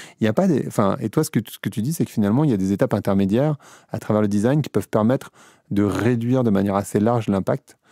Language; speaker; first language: French; native; French